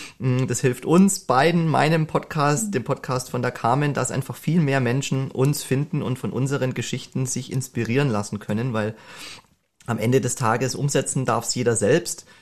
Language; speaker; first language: German; native; German